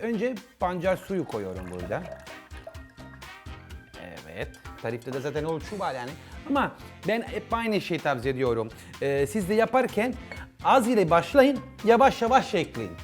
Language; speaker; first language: Turkish; non-native, learner; Italian